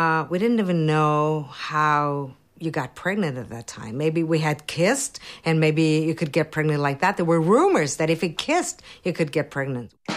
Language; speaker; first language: English; non-native, fluent; Romanian